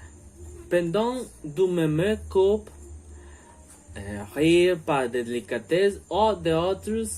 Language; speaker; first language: French; non-native, learner; Spanish